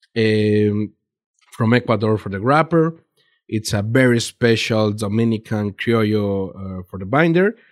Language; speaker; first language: English; non-native, learner; Spanish